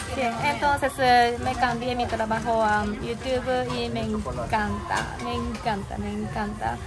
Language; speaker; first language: Spanish; non-native, fluent; Japanese